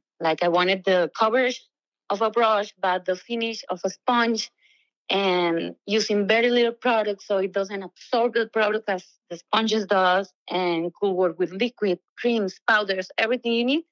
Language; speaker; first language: English; non-native, fluent; Spanish